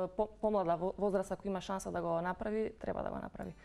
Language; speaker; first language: Macedonian; native; Macedonian